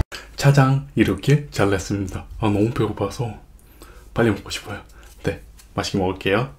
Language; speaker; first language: Korean; non-native, fluent; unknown